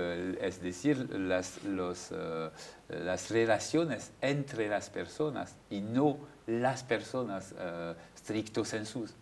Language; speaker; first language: Spanish; non-native, fluent; French